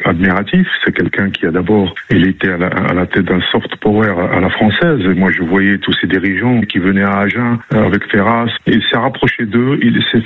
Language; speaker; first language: French; non-native, local second language; Arabic